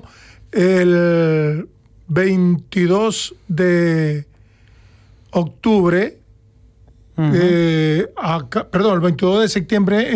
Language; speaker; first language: Spanish; native; Spanish